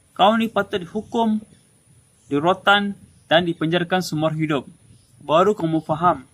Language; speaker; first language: Malay; non-native, local second language; Tamil